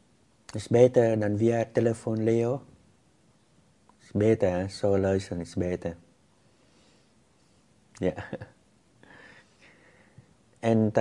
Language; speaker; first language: Dutch; non-native, fluent; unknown